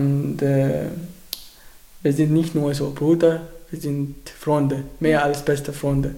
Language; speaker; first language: German; non-native, learner; Arabic